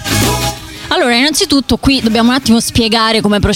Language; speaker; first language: Italian; native; Italian